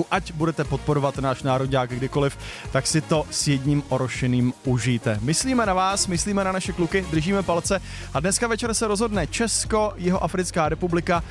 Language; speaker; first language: Czech; native; Czech